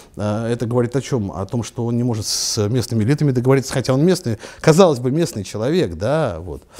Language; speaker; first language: Russian; native; Russian